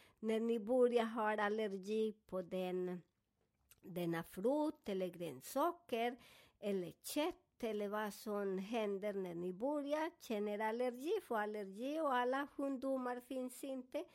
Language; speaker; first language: Swedish; non-native, fluent; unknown